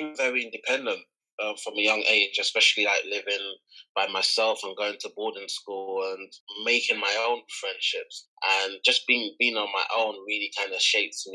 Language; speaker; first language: English; native; English